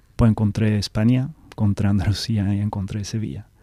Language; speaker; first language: Spanish; non-native, fluent; French